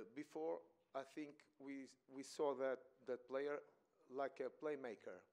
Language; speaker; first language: English; non-native, fluent; Portuguese